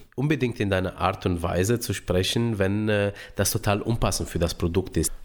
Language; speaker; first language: German; early bilingual, other home language; Romanian